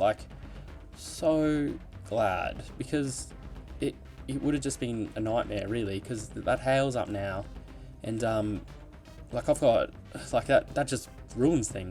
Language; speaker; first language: English; native; English